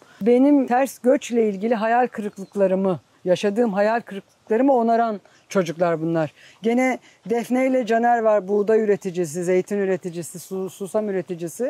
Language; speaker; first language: Turkish; native; Turkish